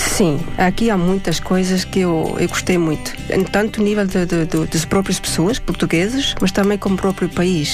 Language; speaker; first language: Portuguese; non-native, fluent; Estonian